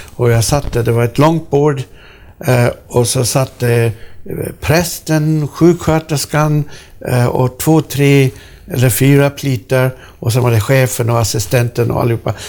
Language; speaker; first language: Swedish; non-native, fluent; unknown